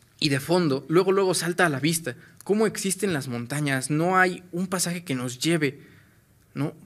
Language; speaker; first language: Spanish; native; Spanish